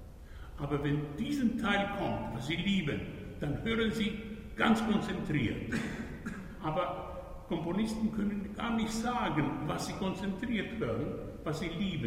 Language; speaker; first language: German; non-native, fluent; Italian